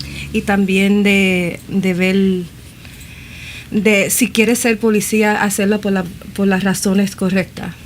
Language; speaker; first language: Spanish; early bilingual, other home language; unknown